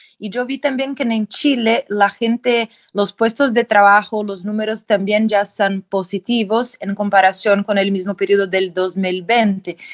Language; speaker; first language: Spanish; non-native, fluent; Portuguese